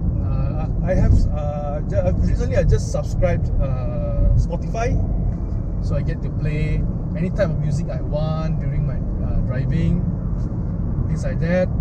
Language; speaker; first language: English; non-native, local second language; Min Nan Chinese